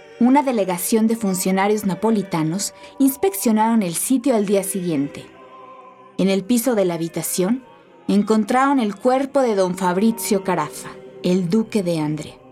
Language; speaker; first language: Spanish; native; Spanish